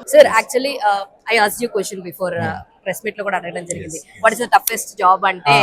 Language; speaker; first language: Telugu; native; Telugu